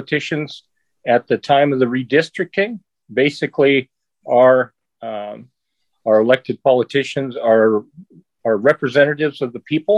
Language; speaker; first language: English; native; English